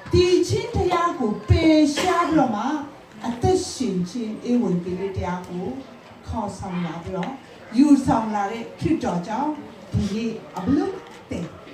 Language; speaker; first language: Burmese; non-native, local second language; Hakha Chin